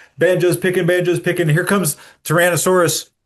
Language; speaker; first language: English; native; English